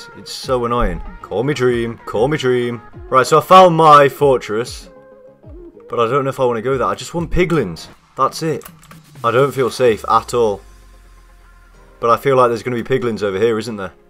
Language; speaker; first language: English; native; English